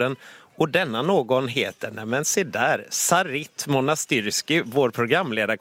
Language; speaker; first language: Swedish; native; Swedish